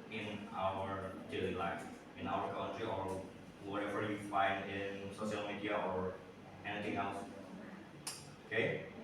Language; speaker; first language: English; non-native, learner; Indonesian